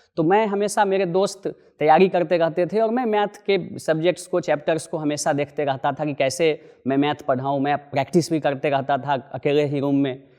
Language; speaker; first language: Hindi; non-native, local second language; Maithili